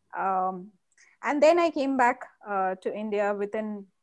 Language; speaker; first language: English; non-native, local second language; Malayalam